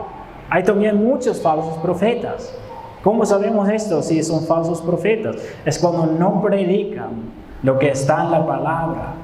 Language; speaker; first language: Spanish; non-native, fluent; Dutch